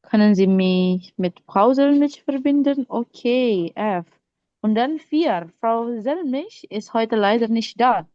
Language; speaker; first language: German; non-native, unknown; Indonesian